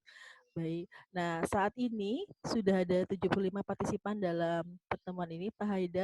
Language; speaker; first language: Indonesian; native; Indonesian